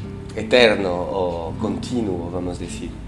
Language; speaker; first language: Spanish; non-native, fluent; French